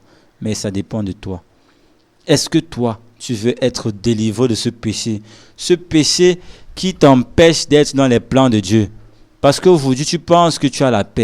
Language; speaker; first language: French; non-native, local second language; Lingala